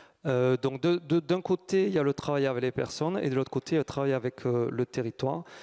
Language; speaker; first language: French; native; French